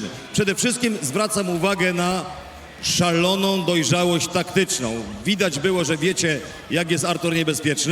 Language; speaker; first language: Polish; native; Polish